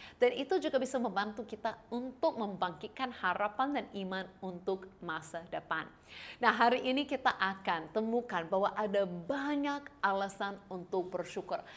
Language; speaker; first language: Indonesian; non-native, fluent; English